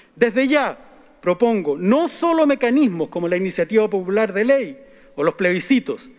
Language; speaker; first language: Spanish; native; Spanish